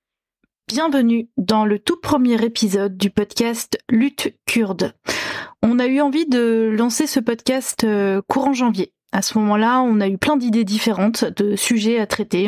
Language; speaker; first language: French; native; French